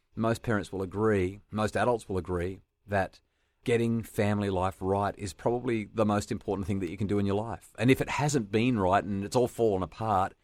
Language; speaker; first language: English; native; English